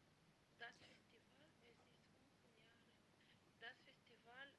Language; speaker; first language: German; non-native, learner; Macedonian